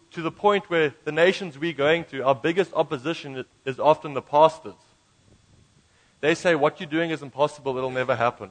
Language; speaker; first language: English; native; English